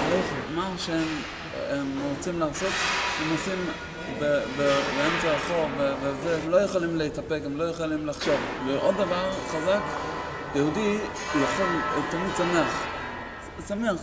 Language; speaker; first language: Hebrew; non-native, fluent; Yiddish